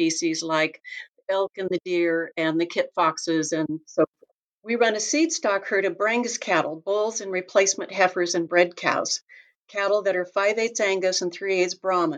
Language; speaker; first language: English; native; English